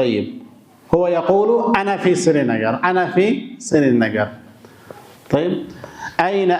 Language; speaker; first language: Arabic; non-native, fluent; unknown